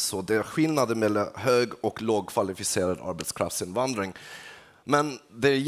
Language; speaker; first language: Swedish; non-native, fluent; English